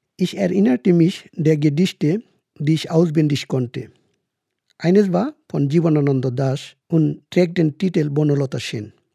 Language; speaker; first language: German; non-native, fluent; Bangla